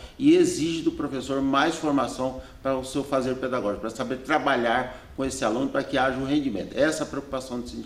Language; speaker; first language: Portuguese; native; Portuguese